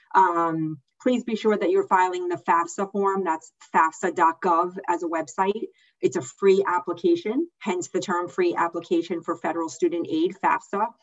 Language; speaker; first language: English; native; English